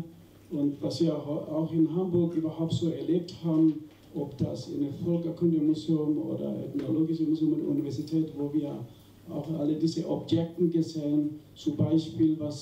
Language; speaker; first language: German; non-native, fluent; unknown